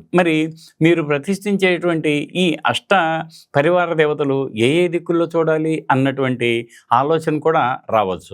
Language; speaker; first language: Telugu; native; Telugu